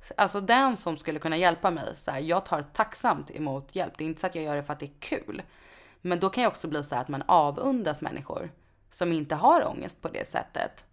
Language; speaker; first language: Swedish; native; Swedish